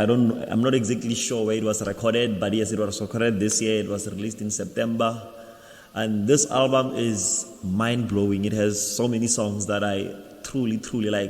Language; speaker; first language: English; non-native, local second language; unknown